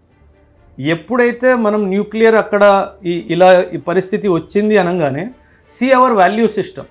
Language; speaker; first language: Telugu; non-native, local second language; Punjabi